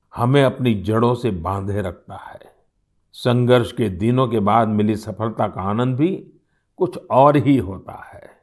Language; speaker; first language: Hindi; non-native, local second language; Gujarati